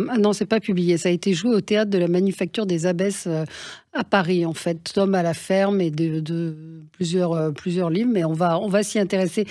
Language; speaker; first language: French; native; French